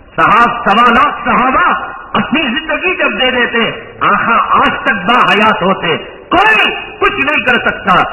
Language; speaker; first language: Urdu; native; Urdu